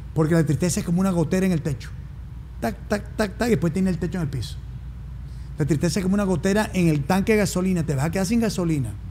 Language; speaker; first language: Spanish; native; Spanish